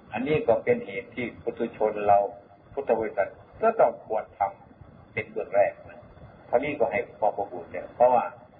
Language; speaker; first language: Thai; non-native, local second language; Lao